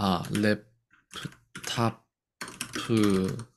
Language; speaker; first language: Japanese; non-native, learner; Korean